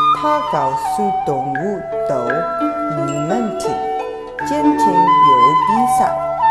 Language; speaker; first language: Chinese; non-native, learner; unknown